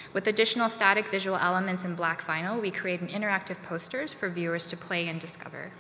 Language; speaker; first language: English; native; English